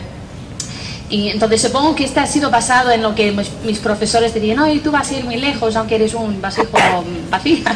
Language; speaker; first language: Spanish; non-native, fluent; English